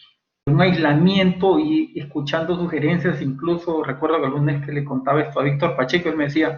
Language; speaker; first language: Spanish; native; Spanish